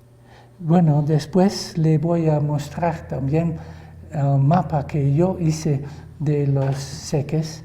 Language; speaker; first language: Spanish; non-native, fluent; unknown